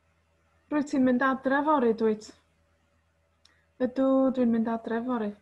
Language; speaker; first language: Welsh; non-native, fluent; Spanish